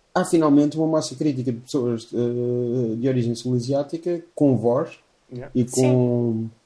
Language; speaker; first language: Portuguese; native; Portuguese